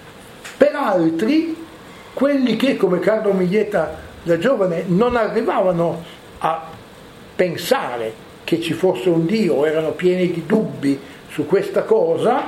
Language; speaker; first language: Italian; native; Italian